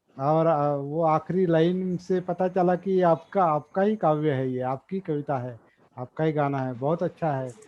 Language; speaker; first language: Hindi; non-native, local second language; Marathi